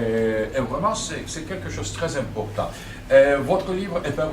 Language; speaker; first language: French; non-native, fluent; Russian